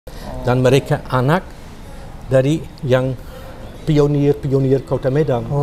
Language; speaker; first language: Indonesian; non-native, fluent; Dutch